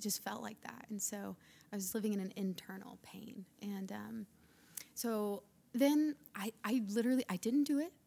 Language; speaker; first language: English; native; English